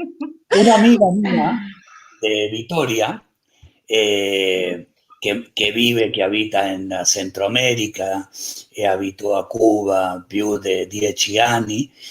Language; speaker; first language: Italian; non-native, learner; Spanish